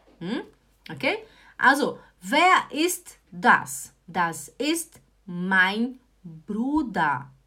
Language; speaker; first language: German; non-native, fluent; Portuguese